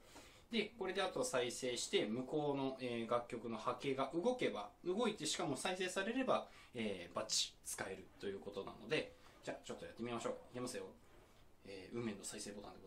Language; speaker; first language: Japanese; native; Japanese